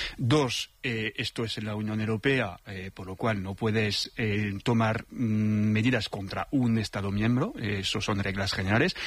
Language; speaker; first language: Spanish; non-native, fluent; French